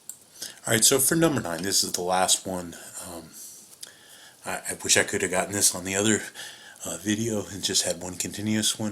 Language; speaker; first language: English; native; English